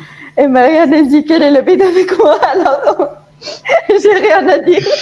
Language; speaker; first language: French; non-native, fluent; Arabic